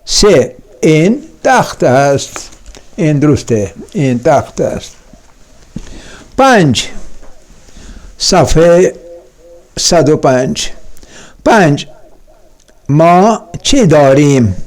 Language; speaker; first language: Persian; non-native, fluent; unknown